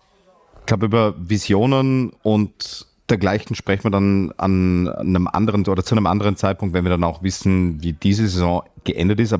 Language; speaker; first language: German; native; German